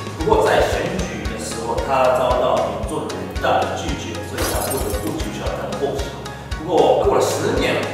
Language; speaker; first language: Chinese; non-native, fluent; Japanese